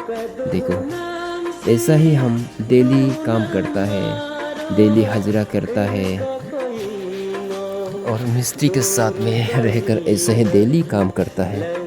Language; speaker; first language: Hindi; non-native, local second language; Mising